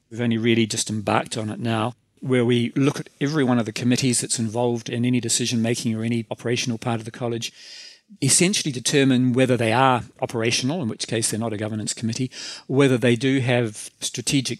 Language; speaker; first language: English; native; English